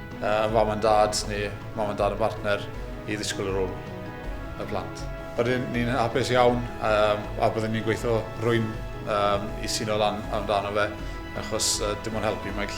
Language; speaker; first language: Welsh; native; Welsh